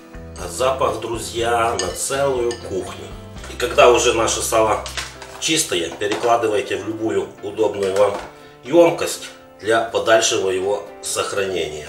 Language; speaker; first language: Russian; non-native, local second language; Ukrainian